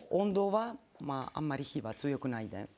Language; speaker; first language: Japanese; non-native, fluent; Macedonian